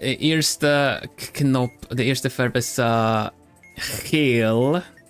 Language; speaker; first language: Dutch; non-native, learner; Swedish